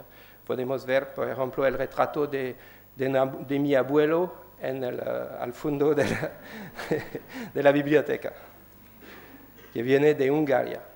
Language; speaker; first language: Spanish; non-native, learner; French